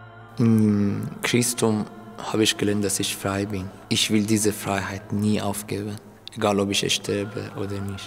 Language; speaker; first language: German; non-native, learner; Persian